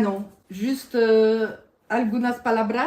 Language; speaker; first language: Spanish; non-native, learner; French